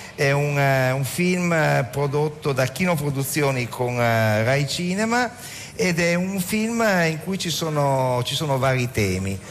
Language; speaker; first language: Italian; native; Italian